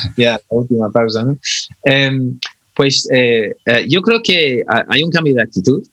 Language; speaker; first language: Spanish; non-native, fluent; English